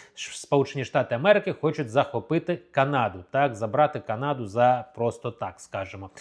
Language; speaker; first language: Ukrainian; native; Ukrainian